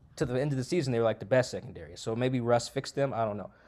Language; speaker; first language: English; native; English